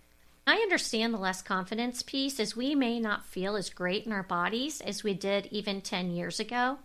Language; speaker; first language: English; native; English